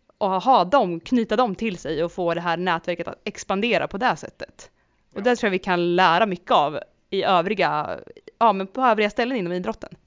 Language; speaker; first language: Swedish; native; Swedish